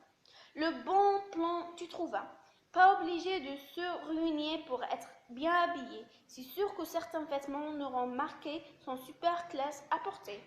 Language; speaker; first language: French; non-native, local second language; Arabic